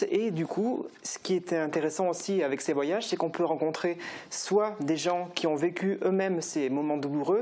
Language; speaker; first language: French; native; French